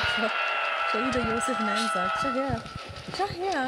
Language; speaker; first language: German; native; German